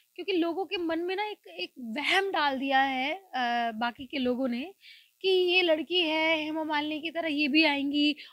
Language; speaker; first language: Hindi; native; Hindi